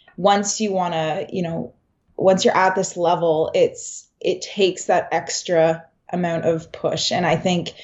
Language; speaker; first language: English; native; English